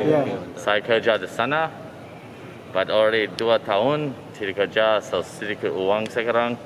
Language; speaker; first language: Indonesian; non-native, learner; English